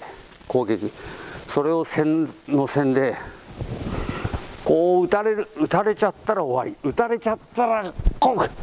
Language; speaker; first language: Japanese; native; Japanese